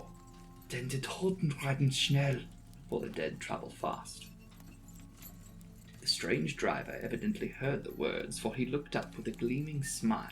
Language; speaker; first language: English; native; English